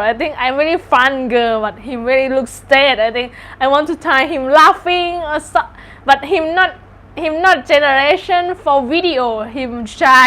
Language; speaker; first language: English; non-native, learner; Thai